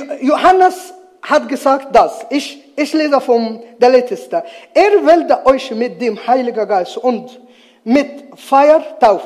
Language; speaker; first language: German; non-native, learner; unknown